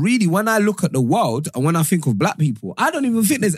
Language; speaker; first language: English; non-native, local second language; Yoruba